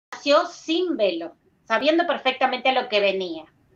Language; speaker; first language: Spanish; native; Spanish